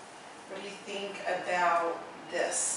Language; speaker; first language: English; native; English